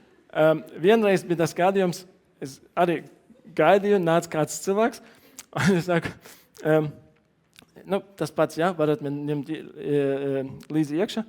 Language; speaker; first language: Latvian; non-native, learner; German